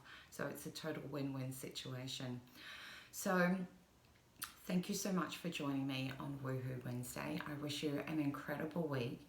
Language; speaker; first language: English; native; English